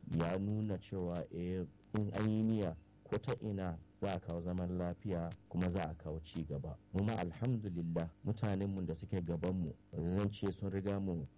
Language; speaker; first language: Hausa; non-native, local second language; Arabic